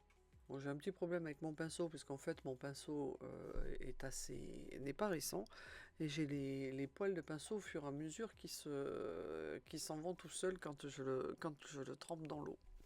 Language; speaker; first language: French; native; French